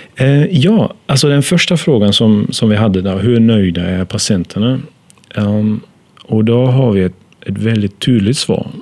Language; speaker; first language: Swedish; non-native, fluent; German